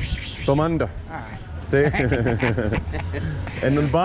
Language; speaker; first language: Spanish; non-native, learner; Finnish